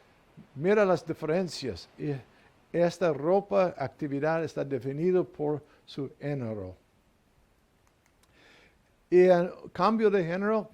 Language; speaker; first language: Spanish; non-native, fluent; English